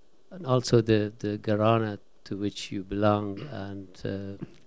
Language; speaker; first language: English; non-native, fluent; Persian